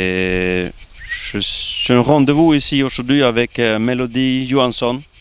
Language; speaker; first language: French; non-native, fluent; Swedish